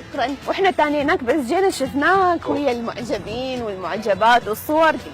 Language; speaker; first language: Arabic; native; Arabic